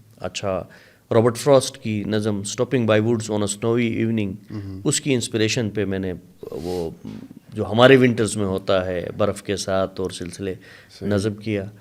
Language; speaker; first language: Urdu; non-native, local second language; Sicilian